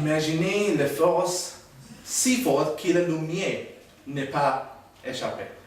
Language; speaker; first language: French; non-native, learner; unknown